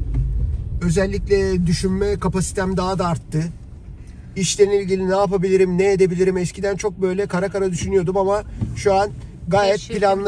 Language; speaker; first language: Turkish; native; Turkish